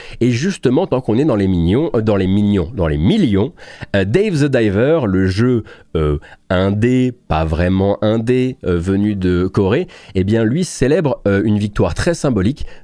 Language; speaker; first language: French; native; French